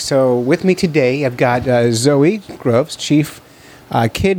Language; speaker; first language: English; native; English